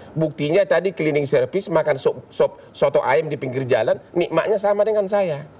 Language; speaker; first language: Indonesian; native; Indonesian